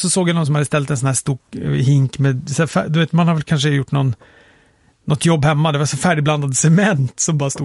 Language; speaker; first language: Swedish; native; Swedish